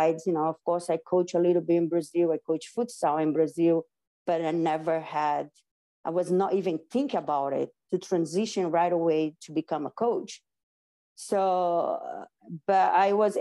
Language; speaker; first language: English; non-native, fluent; Portuguese